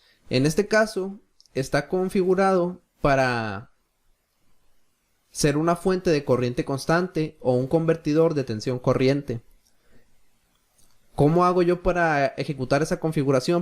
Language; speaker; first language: Spanish; native; Spanish